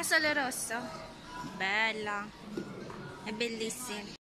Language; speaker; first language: Italian; non-native, learner; Filipino